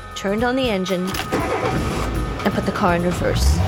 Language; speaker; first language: English; native; English